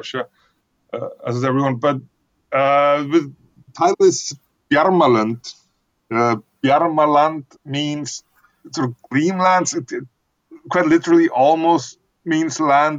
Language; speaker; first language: English; non-native, fluent; Icelandic